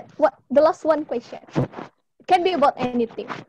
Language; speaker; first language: English; non-native, fluent; Indonesian